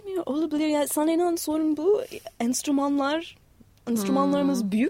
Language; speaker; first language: Turkish; non-native, learner; English